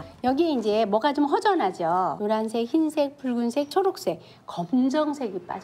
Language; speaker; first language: Korean; native; Korean